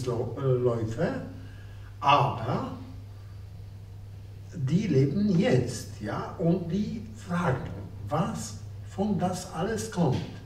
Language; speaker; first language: German; non-native, fluent; Polish